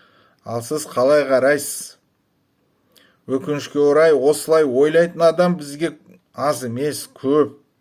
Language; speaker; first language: Kazakh; non-native, local second language; Russian